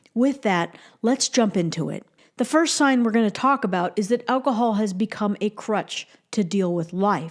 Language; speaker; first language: English; native; English